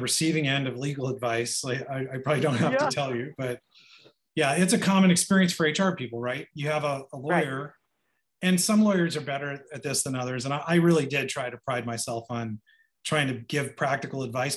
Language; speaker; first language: English; native; English